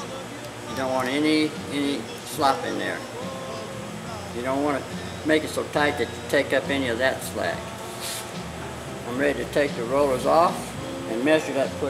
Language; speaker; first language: English; native; English